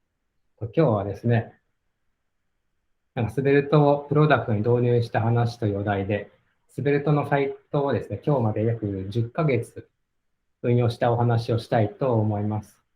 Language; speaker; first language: Japanese; native; Japanese